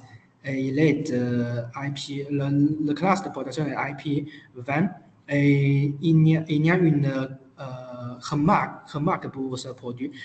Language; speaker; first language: French; non-native, learner; Chinese